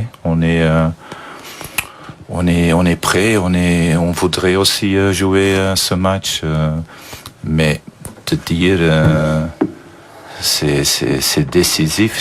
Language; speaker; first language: French; non-native, fluent; Dutch